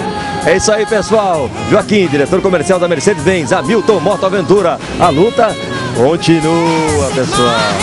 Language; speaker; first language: Portuguese; native; Portuguese